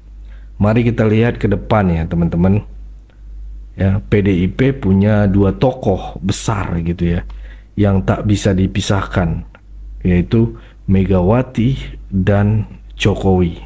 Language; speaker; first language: Indonesian; native; Indonesian